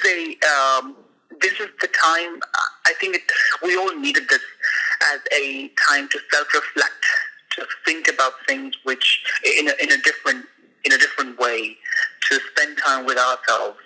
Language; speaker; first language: English; non-native, local second language; Hindi